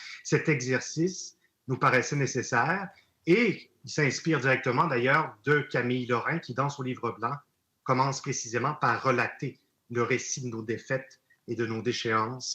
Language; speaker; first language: French; native; French